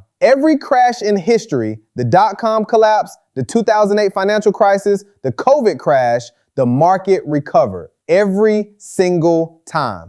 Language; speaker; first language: English; native; English